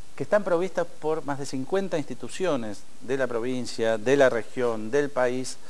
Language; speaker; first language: Spanish; native; Spanish